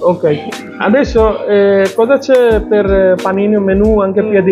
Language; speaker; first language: Italian; non-native, learner; Bangla